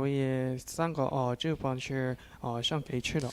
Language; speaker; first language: Chinese; non-native, learner; Korean